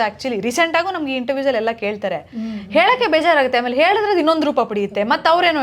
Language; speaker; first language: Kannada; native; Kannada